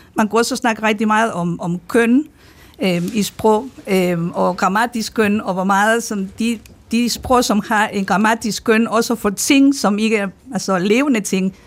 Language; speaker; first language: Danish; non-native, fluent; Spanish